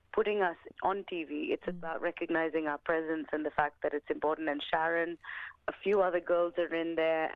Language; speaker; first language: English; early bilingual, other home language; Punjabi